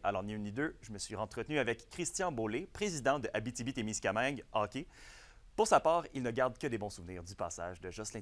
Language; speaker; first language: French; native; French